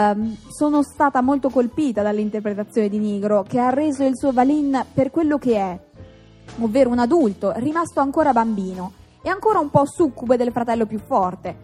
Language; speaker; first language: Italian; native; Italian